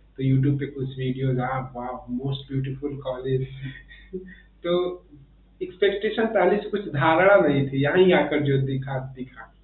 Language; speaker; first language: Hindi; native; Hindi